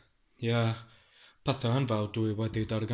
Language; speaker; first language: Welsh; non-native, learner; English